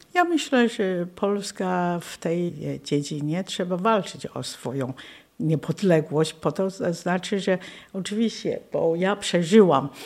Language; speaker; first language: Polish; non-native, fluent; Chinese